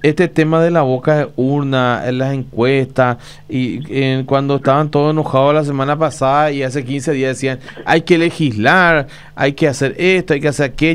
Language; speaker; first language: Spanish; native; Spanish